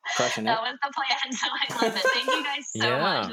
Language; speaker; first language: English; non-native, local second language; Korean